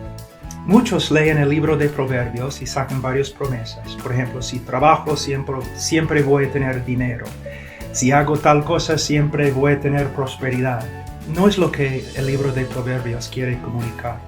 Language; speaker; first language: Spanish; non-native, fluent; English